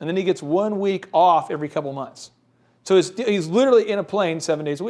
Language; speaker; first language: English; native; English